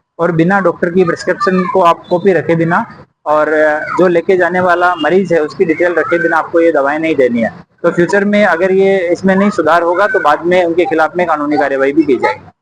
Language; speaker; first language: Hindi; non-native, local second language; Gujarati